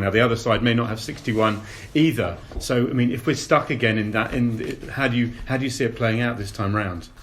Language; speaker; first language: English; native; English